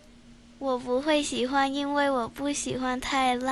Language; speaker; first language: Chinese; non-native, local second language; Cantonese